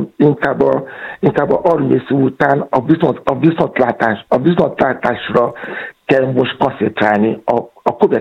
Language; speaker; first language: Hungarian; non-native, fluent; Yoruba